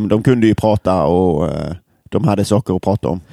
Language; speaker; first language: Swedish; native; Swedish